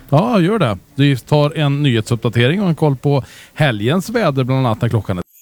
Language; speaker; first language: Swedish; native; Swedish